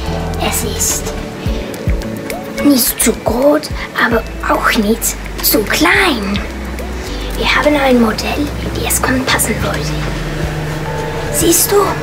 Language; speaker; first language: German; non-native, learner; Dutch